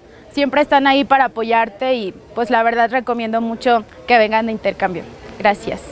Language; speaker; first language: Spanish; native; Spanish